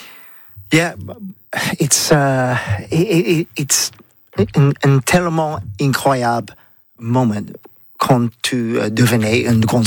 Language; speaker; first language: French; non-native, learner; English